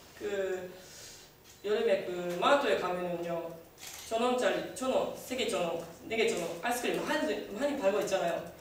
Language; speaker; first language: Korean; non-native, learner; Japanese